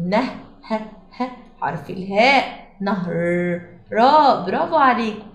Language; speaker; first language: Arabic; native; Arabic